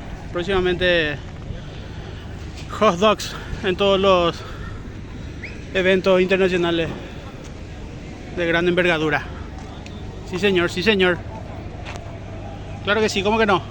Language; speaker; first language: Spanish; native; Spanish